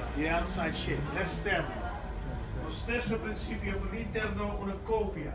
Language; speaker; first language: Italian; non-native, learner; Dutch